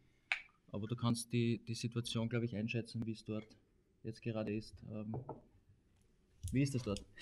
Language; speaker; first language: German; native; German